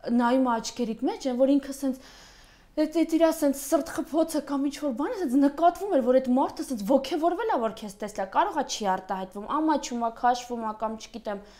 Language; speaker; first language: Armenian; early bilingual, other home language; Russian